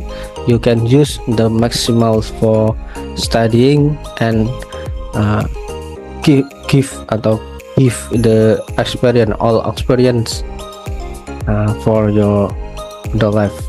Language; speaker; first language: English; non-native, learner; Indonesian